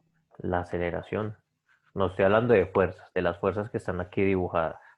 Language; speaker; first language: Spanish; native; Spanish